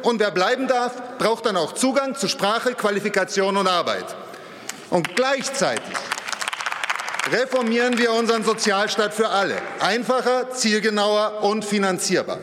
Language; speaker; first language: German; native; German